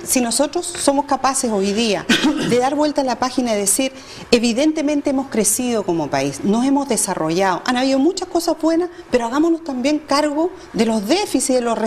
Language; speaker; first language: Spanish; native; Spanish